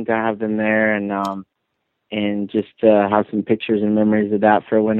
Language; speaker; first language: English; native; English